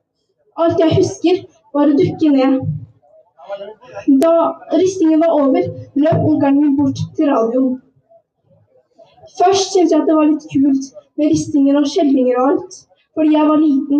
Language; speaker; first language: Norwegian; early bilingual, other home language; Persian